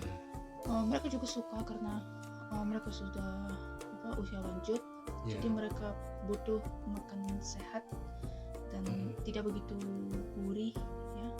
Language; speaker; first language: Indonesian; non-native, fluent; Russian